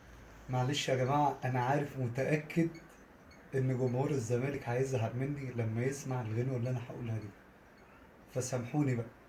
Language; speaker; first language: Arabic; native; Arabic